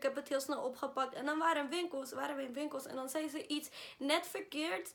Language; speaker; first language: Dutch; early bilingual, other home language; Spanish